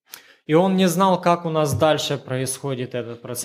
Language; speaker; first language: Polish; non-native, learner; Ukrainian